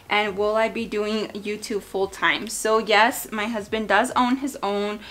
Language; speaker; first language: English; native; English